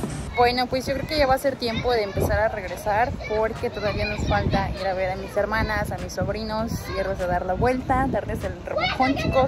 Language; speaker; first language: Spanish; native; Spanish